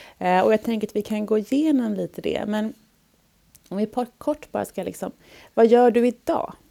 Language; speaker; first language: Swedish; native; Swedish